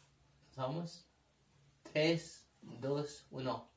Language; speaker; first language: Spanish; non-native, learner; Serbian